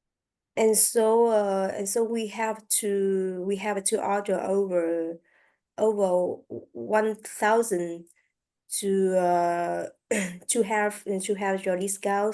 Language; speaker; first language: English; non-native, learner; French